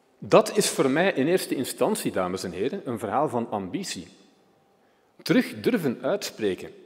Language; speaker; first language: Dutch; native; Dutch